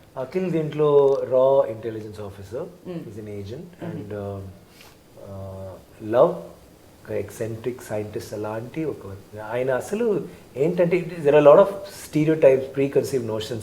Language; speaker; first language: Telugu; non-native, learner; Tamil